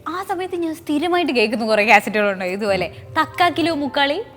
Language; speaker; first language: Malayalam; native; Malayalam